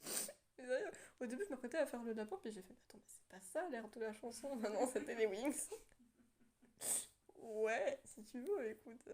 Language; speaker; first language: French; native; French